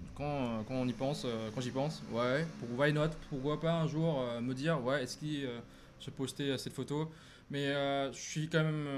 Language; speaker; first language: French; non-native, fluent; Thai